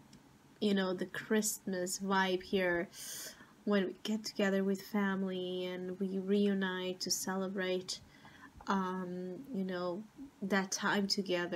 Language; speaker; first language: English; non-native, fluent; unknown